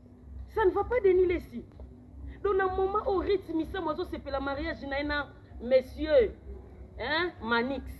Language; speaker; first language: French; non-native, local second language; Lingala